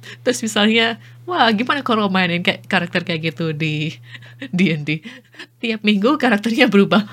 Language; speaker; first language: Indonesian; native; Indonesian